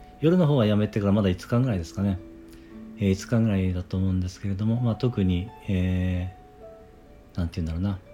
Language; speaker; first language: Japanese; native; Japanese